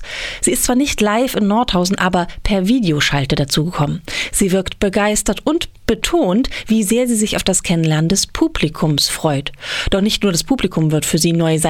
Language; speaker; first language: German; native; German